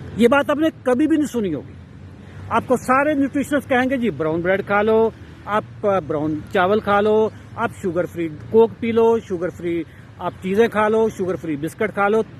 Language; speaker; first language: Urdu; native; Urdu